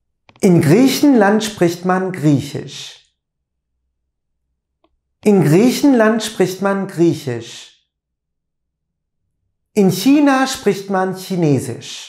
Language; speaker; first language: German; non-native, fluent; Turkish